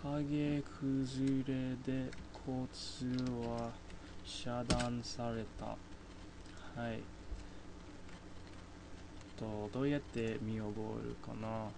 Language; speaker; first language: Japanese; non-native, fluent; English